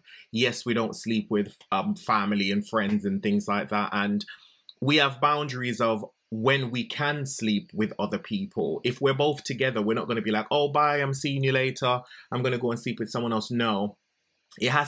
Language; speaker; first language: English; native; English